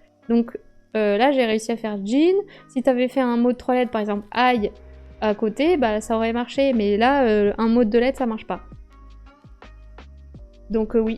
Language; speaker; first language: French; native; French